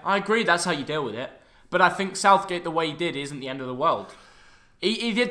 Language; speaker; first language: English; native; English